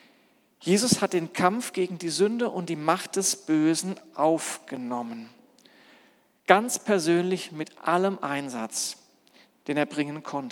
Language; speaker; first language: German; native; German